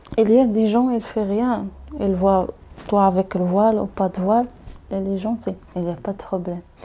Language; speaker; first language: French; non-native, learner; Arabic